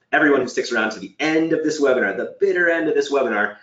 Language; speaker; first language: English; native; English